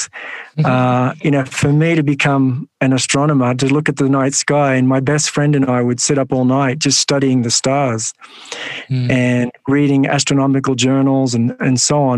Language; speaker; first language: English; native; English